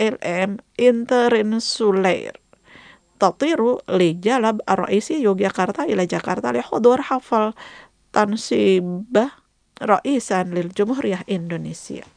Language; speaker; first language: Arabic; non-native, fluent; Indonesian